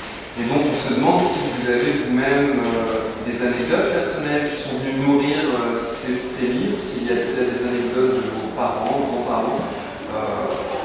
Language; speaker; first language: French; native; French